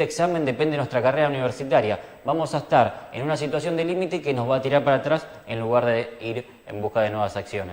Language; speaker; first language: Spanish; native; Spanish